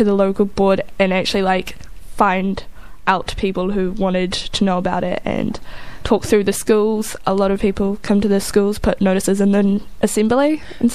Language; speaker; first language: English; native; English